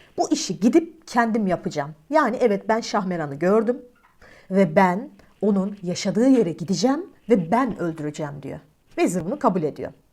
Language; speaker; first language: Turkish; native; Turkish